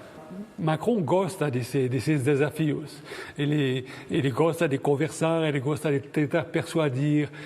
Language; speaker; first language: Portuguese; non-native, fluent; French